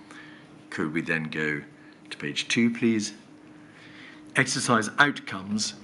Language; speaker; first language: English; native; English